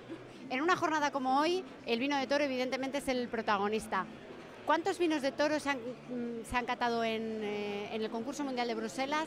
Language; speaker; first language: Spanish; native; Spanish